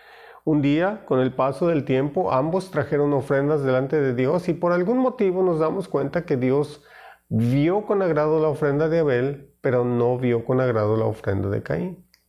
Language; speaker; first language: Spanish; native; Spanish